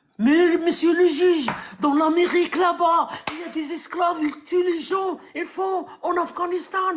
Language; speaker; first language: French; non-native, local second language; Arabic